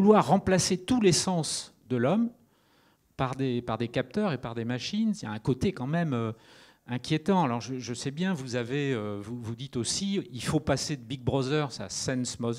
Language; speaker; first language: French; native; French